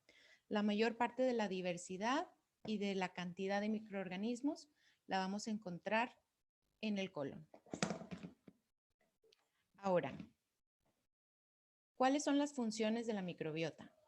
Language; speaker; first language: Spanish; native; Spanish